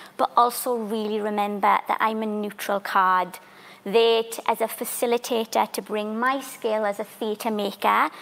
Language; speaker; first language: English; native; English